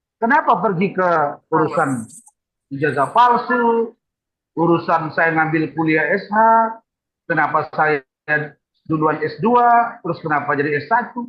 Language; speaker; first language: Indonesian; native; Indonesian